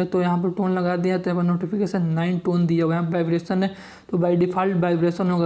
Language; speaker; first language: Hindi; native; Hindi